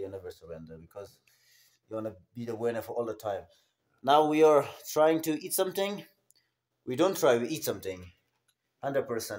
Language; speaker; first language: English; non-native, fluent; Persian